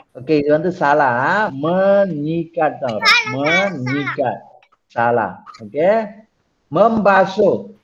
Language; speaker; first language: Malay; non-native, local second language; Tamil